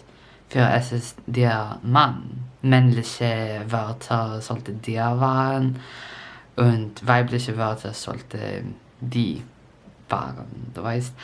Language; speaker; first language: German; non-native, learner; English